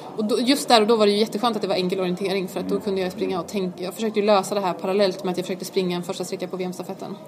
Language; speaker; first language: Swedish; native; Swedish